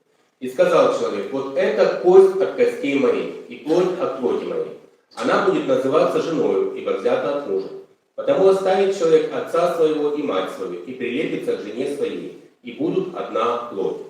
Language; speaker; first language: Russian; native; Russian